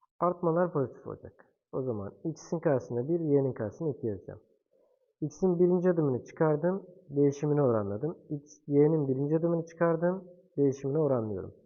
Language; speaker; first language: Turkish; native; Turkish